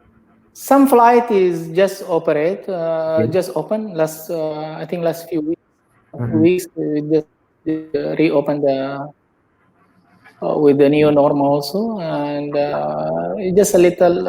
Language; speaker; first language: English; non-native, learner; Indonesian